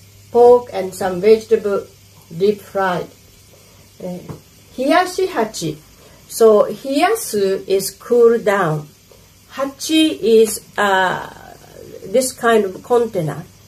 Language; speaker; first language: English; non-native, fluent; Japanese